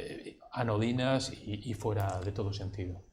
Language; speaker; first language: Spanish; native; Spanish